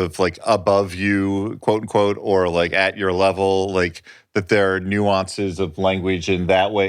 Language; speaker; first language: English; native; English